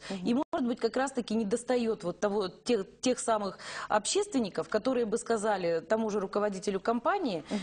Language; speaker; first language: Russian; native; Russian